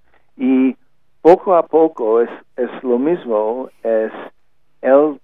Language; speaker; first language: Spanish; non-native, learner; English